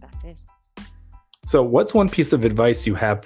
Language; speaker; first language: English; native; English